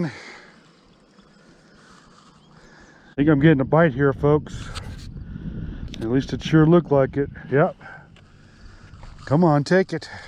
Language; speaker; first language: English; native; English